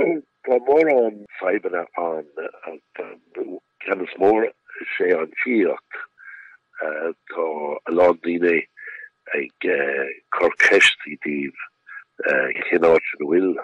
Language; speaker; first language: Irish; non-native, local second language; English